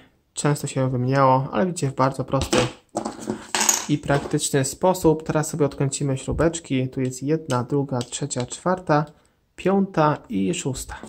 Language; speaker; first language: Polish; native; Polish